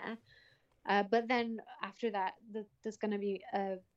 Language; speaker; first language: English; native; English